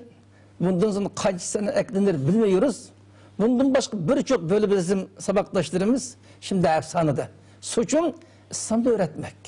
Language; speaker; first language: Turkish; non-native, learner; Uyghur